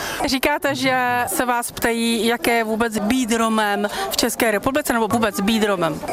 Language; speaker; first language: Czech; native; Czech